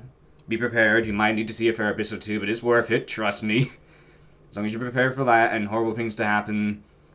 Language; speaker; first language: English; native; English